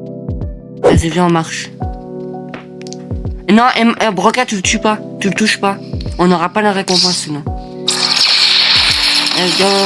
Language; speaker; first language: French; native; French